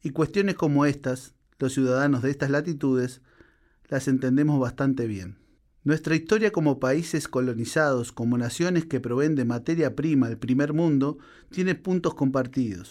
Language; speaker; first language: Spanish; native; Spanish